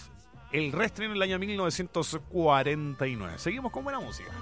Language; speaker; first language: Spanish; native; Spanish